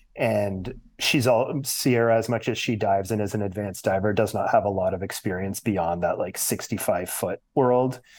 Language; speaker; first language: English; native; English